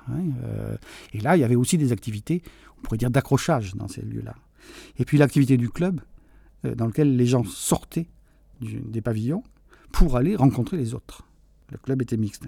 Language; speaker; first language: French; early bilingual, other home language; Catalan